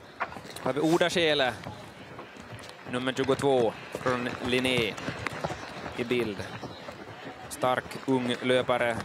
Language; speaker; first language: Swedish; native; Swedish